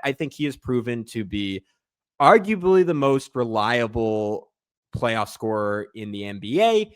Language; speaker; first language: English; native; English